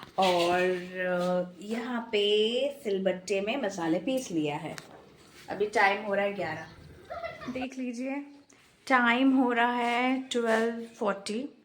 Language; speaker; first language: Hindi; non-native, local second language; Bangla